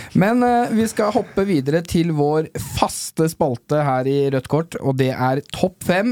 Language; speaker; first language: Norwegian; native; Norwegian